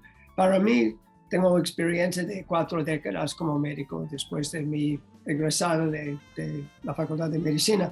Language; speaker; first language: Spanish; non-native, learner; English